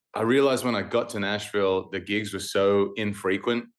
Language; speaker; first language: English; native; English